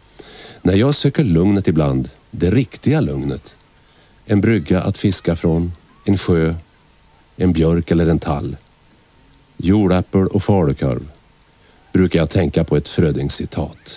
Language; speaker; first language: Swedish; native; Swedish